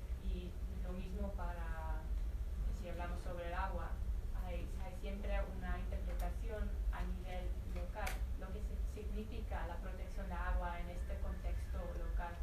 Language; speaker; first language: Spanish; non-native, fluent; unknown